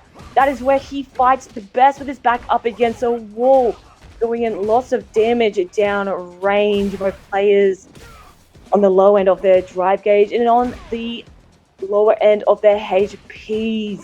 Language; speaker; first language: English; native; English